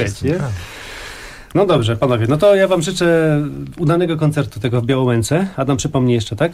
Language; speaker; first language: Polish; native; Polish